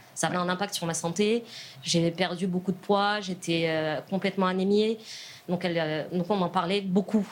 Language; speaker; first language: French; non-native, local second language; Arabic